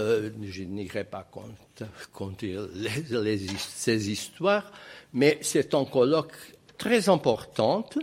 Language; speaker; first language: French; non-native, fluent; Portuguese